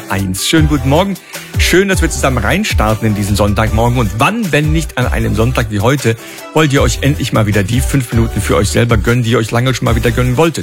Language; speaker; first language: German; native; German